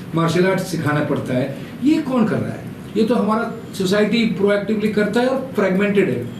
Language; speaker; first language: Hindi; non-native, local second language; Bangla